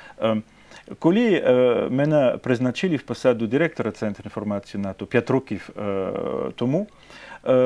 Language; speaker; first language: Ukrainian; non-native, fluent; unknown